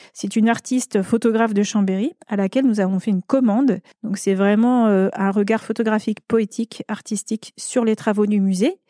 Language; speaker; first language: French; native; French